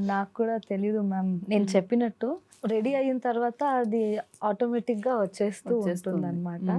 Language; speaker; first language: Telugu; non-native, local second language; Kannada